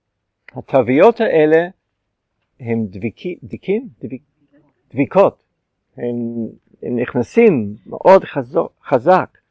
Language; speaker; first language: Hebrew; non-native, fluent; English